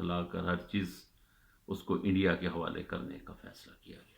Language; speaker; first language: Urdu; native; Urdu